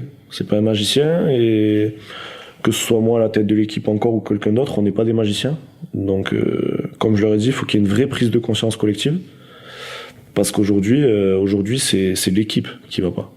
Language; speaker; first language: French; native; French